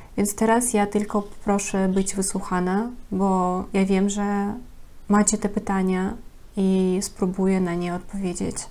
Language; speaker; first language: Polish; non-native, fluent; Russian